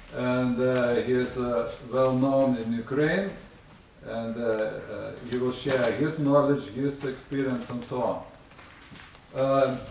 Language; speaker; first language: English; non-native, fluent; Lithuanian